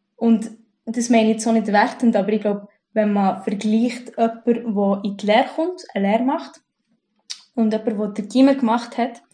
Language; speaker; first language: German; early bilingual, other home language; Arabic